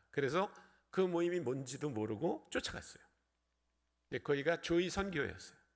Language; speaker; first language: Korean; native; Korean